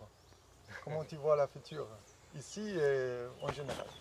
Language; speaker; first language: French; non-native, fluent; German